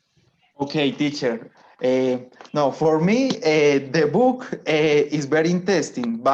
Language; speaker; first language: English; non-native, learner; Spanish